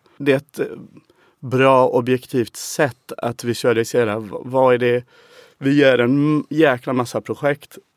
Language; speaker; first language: Swedish; non-native, fluent; English